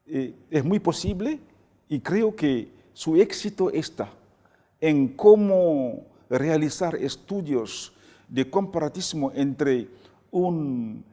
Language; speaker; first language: Spanish; non-native, fluent; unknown